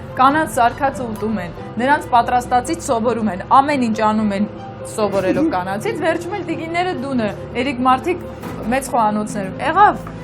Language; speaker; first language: Armenian; native; Armenian